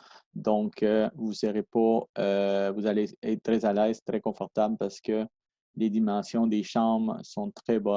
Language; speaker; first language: French; non-native, fluent; Spanish